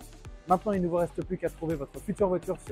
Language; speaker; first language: French; native; French